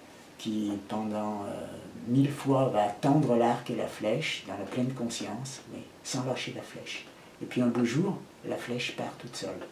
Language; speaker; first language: French; native; French